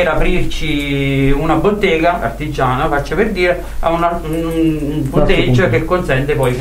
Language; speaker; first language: Italian; native; Italian